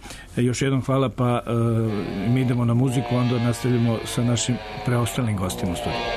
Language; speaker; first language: Serbian; native; Serbian